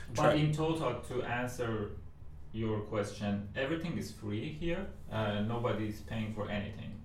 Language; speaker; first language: English; non-native, fluent; Persian